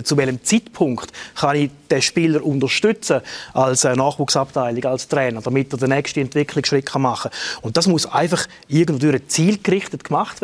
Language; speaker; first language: German; native; German